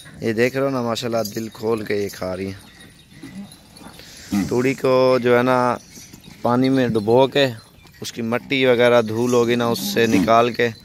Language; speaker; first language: Urdu; native; Urdu